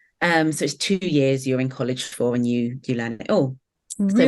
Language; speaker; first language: English; native; English